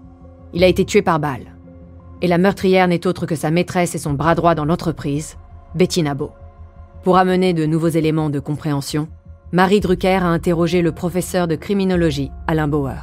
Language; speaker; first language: French; native; French